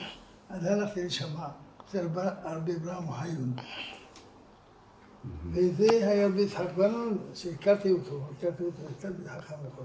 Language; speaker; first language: Hebrew; non-native, fluent; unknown